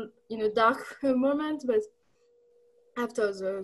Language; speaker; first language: English; non-native, learner; French